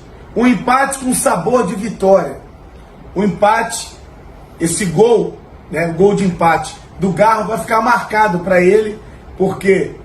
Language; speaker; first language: Portuguese; native; Portuguese